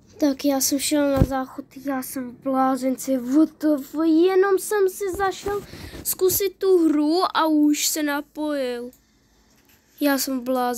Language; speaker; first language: Czech; early bilingual, other home language; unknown